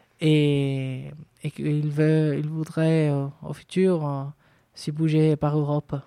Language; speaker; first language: French; non-native, fluent; Spanish